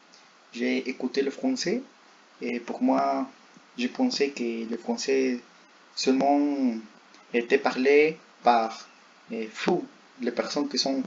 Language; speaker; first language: French; non-native, learner; Spanish